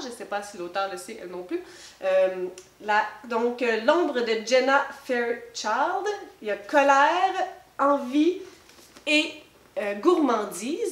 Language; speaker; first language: French; native; French